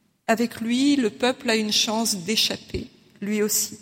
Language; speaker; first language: French; native; French